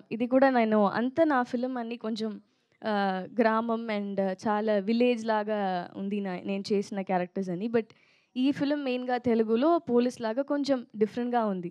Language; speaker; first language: Telugu; non-native, local second language; Tamil